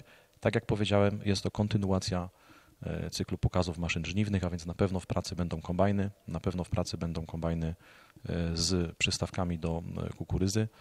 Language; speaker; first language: Polish; native; Polish